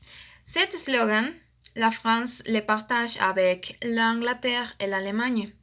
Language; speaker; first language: French; non-native, learner; Spanish